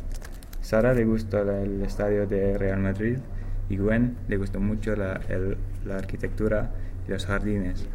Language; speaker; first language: Spanish; non-native, learner; English